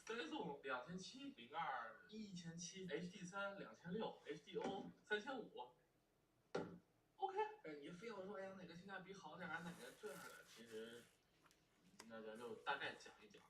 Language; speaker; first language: Chinese; native; Chinese